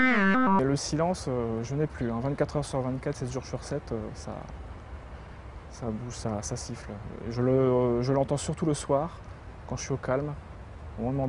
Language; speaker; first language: French; native; French